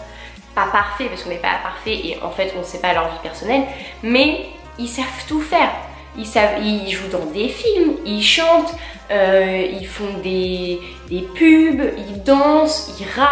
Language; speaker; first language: French; native; French